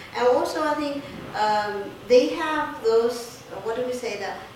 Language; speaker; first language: English; non-native, fluent; Chinese